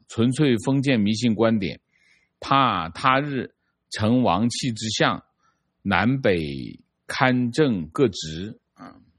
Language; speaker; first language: Chinese; native; Chinese